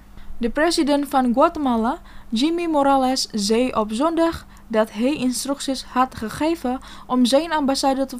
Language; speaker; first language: Dutch; non-native, fluent; Indonesian